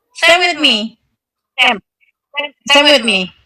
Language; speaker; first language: English; non-native, learner; Indonesian